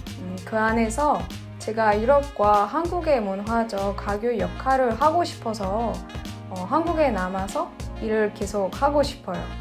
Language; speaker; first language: Korean; non-native, fluent; French